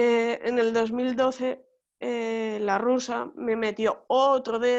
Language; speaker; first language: Spanish; native; Spanish